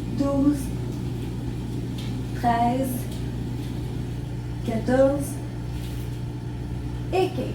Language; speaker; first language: French; native; French